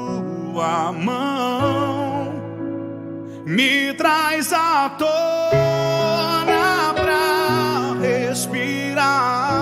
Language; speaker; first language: Portuguese; native; Portuguese